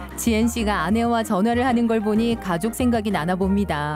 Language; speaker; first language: Korean; native; Korean